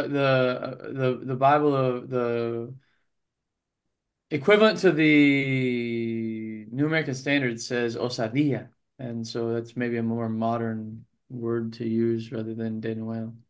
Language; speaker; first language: English; native; English